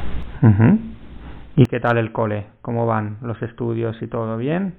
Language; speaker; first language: Spanish; native; Spanish